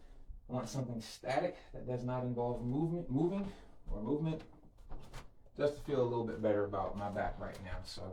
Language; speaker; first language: English; native; English